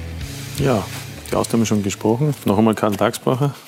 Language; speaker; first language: German; native; German